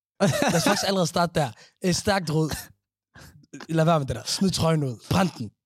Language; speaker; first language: Danish; early bilingual, other home language; Somali